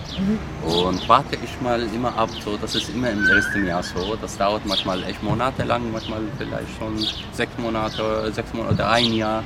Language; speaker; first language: German; non-native, fluent; Arabic